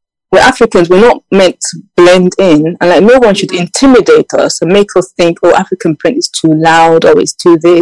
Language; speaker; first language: English; non-native, local second language; Yoruba